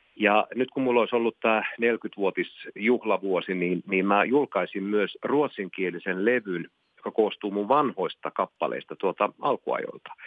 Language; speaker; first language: Finnish; non-native, local second language; Swedish